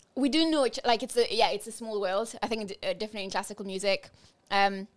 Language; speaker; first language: English; non-native, fluent; French